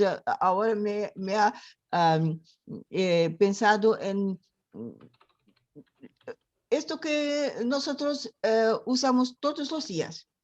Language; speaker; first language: Spanish; non-native, learner; Portuguese